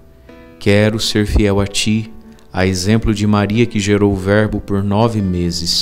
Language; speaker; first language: Portuguese; native; Portuguese